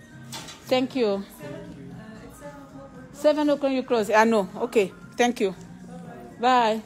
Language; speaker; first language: English; non-native, learner; French